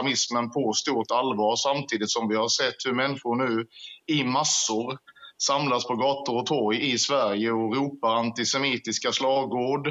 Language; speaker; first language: Swedish; native; Swedish